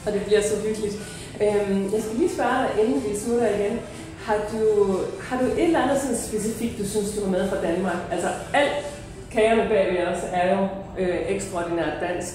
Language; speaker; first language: Danish; native; Danish